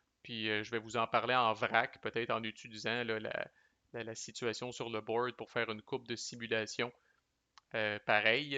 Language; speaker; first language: French; native; French